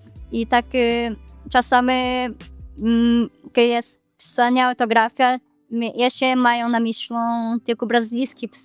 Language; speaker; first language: Polish; non-native, learner; Portuguese